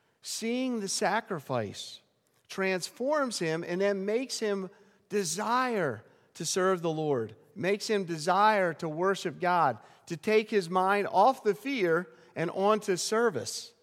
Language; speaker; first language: English; native; English